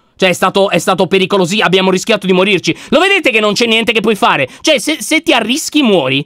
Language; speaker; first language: Italian; native; Italian